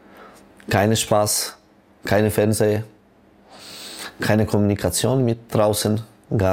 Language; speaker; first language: German; non-native, local second language; French